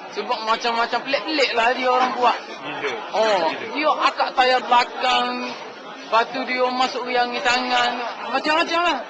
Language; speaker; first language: Malay; non-native, fluent; Arabic